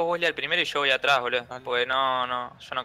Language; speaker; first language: Spanish; native; Spanish